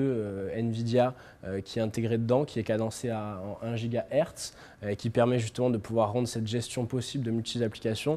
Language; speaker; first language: French; native; French